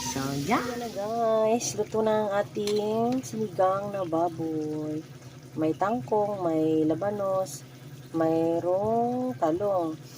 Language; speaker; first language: Filipino; native; Filipino